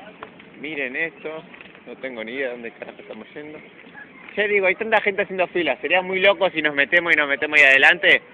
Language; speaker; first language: Spanish; native; Spanish